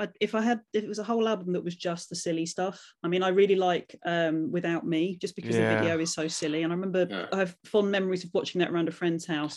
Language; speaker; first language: English; native; English